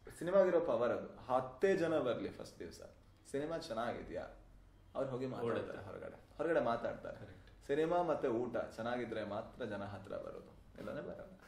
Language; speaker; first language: Kannada; non-native, local second language; Tulu